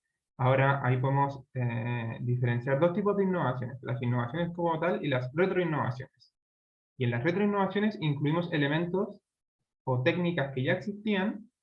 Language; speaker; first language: Spanish; native; Spanish